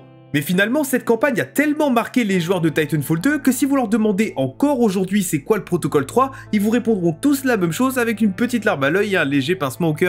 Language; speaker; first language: French; native; French